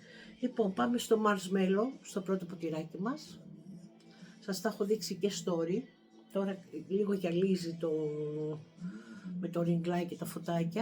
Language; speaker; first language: Greek; native; Greek